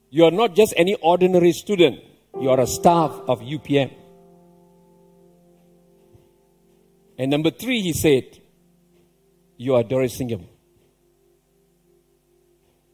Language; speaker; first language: English; non-native, local second language; Tamil